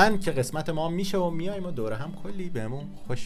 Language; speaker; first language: Persian; native; Persian